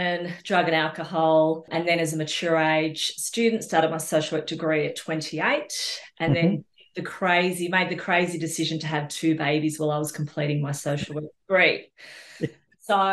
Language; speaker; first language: English; native; English